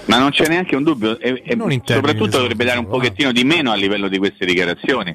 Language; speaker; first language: Italian; native; Italian